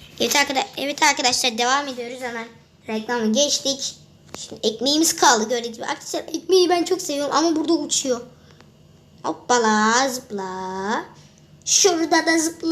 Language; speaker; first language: Turkish; native; Turkish